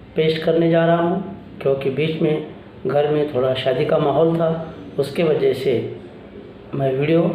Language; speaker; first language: Hindi; non-native, local second language; Marathi